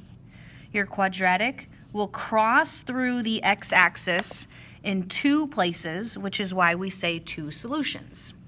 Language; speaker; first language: English; native; English